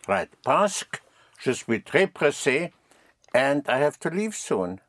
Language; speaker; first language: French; non-native, fluent; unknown